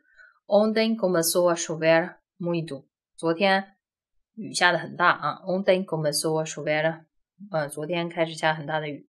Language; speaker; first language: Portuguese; non-native, fluent; Chinese